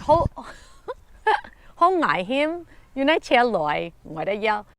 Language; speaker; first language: Cantonese; early bilingual, heritage; Cantonese